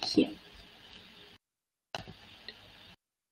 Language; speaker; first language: German; non-native, fluent; French